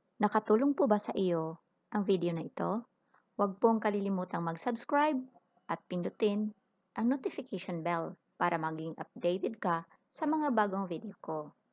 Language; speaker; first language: Filipino; native; Filipino